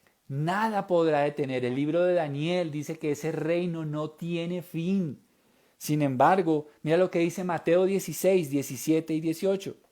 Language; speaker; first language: Spanish; native; Spanish